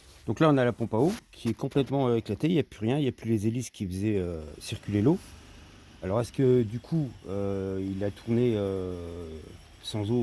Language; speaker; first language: French; native; French